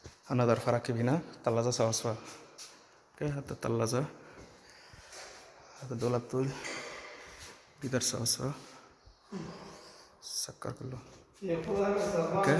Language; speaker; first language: Arabic; non-native, learner; Bangla